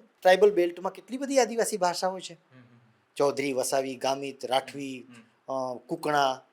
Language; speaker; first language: Gujarati; non-native, local second language; Vasavi